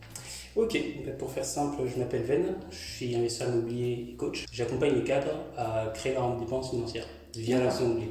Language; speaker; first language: French; native; French